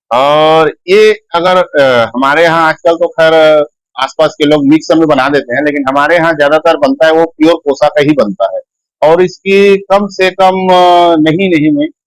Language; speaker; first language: Hindi; native; Hindi